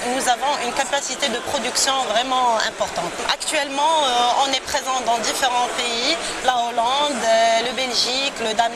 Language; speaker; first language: French; non-native, local second language; Arabic